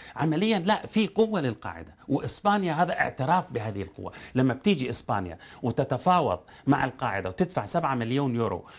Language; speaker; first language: Arabic; native; Arabic